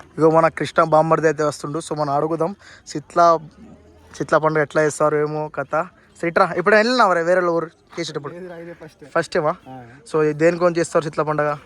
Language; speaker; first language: Telugu; non-native, local second language; Lambadi